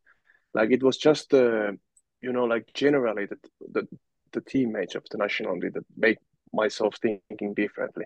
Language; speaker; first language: English; non-native, fluent; Finnish